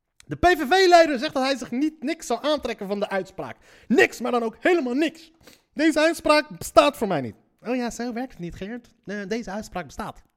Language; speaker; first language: Dutch; early bilingual, other home language; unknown